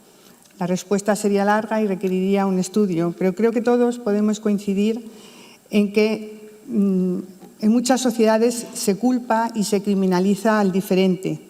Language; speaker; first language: Spanish; native; Spanish